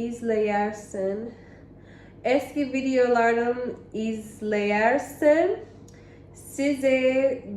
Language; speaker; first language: Turkish; non-native, learner; English